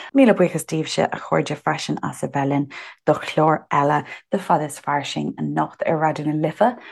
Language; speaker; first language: Irish; non-native, local second language; English